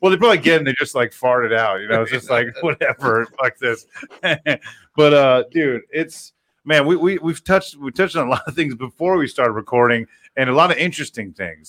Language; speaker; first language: English; native; English